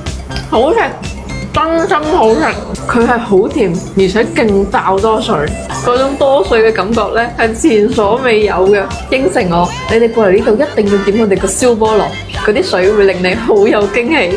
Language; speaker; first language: Cantonese; native; Cantonese